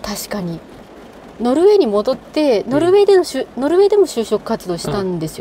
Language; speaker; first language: Japanese; native; Japanese